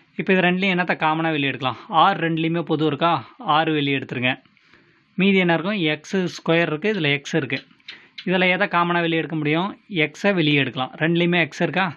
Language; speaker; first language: Tamil; native; Tamil